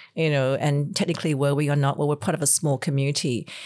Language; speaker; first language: English; non-native, local second language; Cantonese